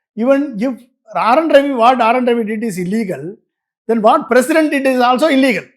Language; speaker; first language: English; non-native, local second language; Tamil